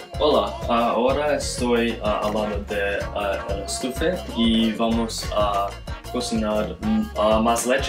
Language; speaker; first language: Spanish; non-native, learner; English